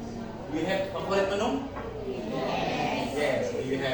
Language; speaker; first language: English; non-native, learner; Indonesian